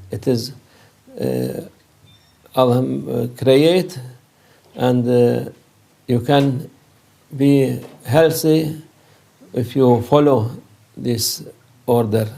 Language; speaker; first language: English; non-native, learner; Turkish